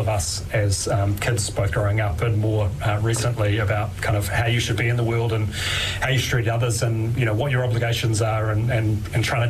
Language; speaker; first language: English; native; English